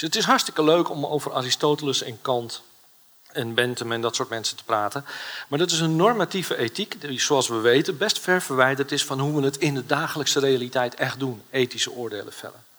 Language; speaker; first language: Dutch; native; Dutch